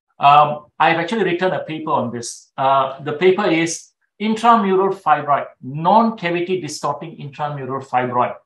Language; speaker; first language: English; non-native, local second language; Tamil